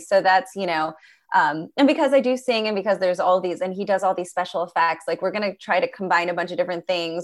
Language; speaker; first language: English; native; English